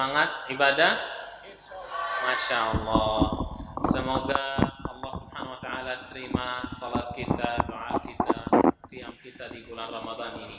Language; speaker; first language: Indonesian; non-native, fluent; Arabic